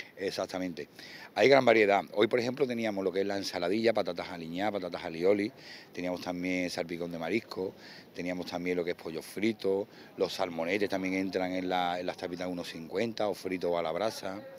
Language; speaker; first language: Spanish; native; Spanish